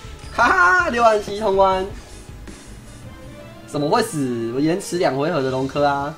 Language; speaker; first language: Chinese; native; Chinese